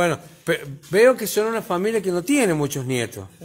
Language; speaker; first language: Spanish; native; Spanish